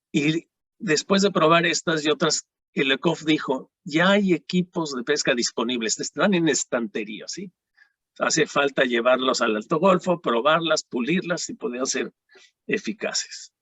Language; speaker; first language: Spanish; native; Spanish